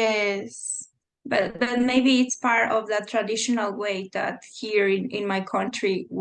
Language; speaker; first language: English; non-native, fluent; Spanish